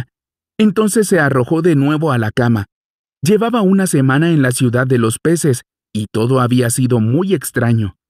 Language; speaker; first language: Spanish; native; Spanish